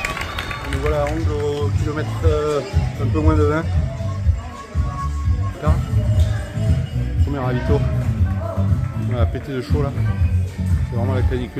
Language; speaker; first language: French; native; French